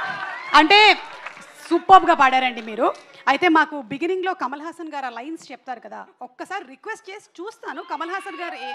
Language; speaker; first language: Telugu; native; Telugu